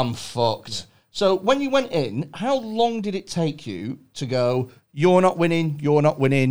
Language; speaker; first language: English; native; English